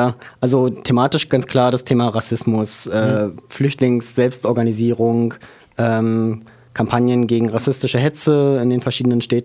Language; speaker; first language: German; native; German